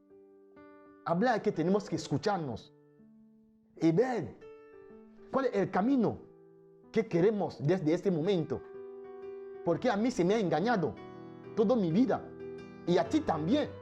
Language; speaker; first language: Spanish; non-native, fluent; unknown